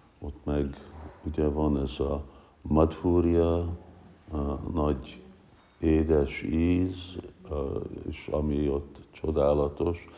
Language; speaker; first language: Hungarian; early bilingual, heritage; Hungarian